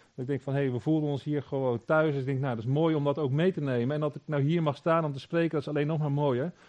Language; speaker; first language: Dutch; native; Dutch